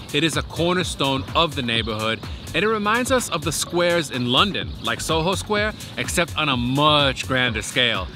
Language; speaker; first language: English; native; English